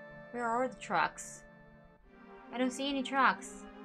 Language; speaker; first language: English; non-native, fluent; Japanese